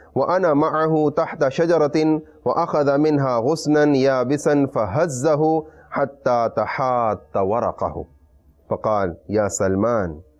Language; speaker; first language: Arabic; non-native, fluent; Urdu